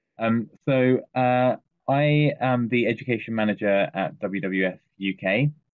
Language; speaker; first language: English; native; English